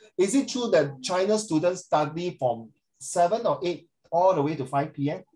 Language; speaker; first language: English; non-native, local second language; Chinese